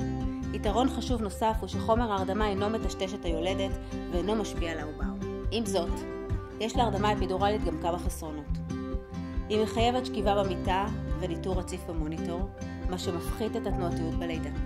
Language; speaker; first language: Hebrew; native; Hebrew